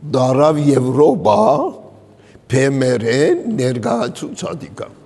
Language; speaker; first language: Armenian; early bilingual, heritage; Armenian